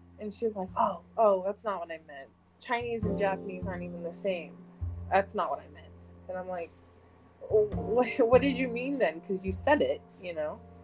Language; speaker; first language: English; early bilingual, heritage; English